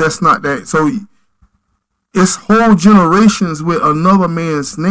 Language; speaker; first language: English; native; English